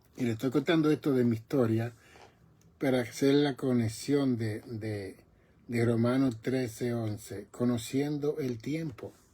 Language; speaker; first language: Spanish; native; Spanish